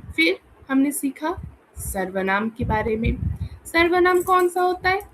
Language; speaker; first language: Hindi; non-native, local second language; Bangla